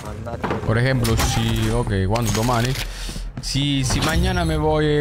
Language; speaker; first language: Spanish; non-native, learner; Italian